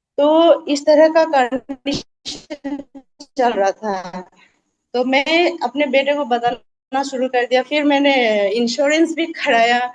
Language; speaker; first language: Hindi; non-native, local second language; Assamese